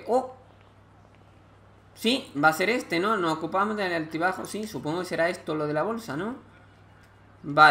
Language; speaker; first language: Spanish; native; Spanish